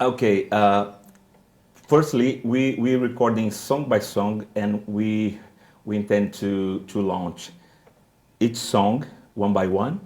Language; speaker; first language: English; non-native, fluent; Portuguese